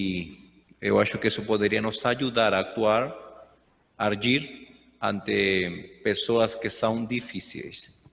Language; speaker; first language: Portuguese; non-native, fluent; Spanish